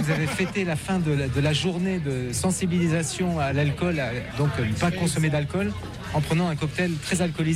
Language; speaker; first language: French; native; French